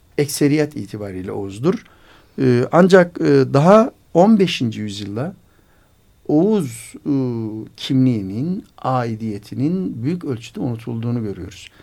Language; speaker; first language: Turkish; native; Turkish